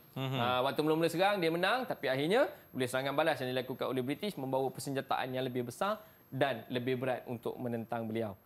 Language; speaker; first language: Malay; native; Malay